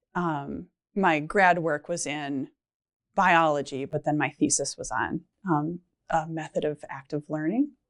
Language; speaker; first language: English; native; English